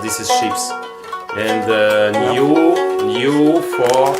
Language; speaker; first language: English; non-native, learner; Russian